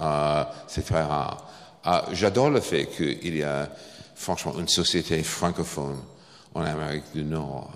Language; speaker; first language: French; non-native, fluent; English